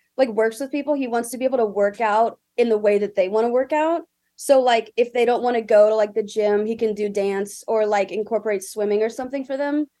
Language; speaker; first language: English; native; English